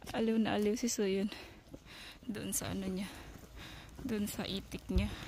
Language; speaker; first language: Filipino; native; Filipino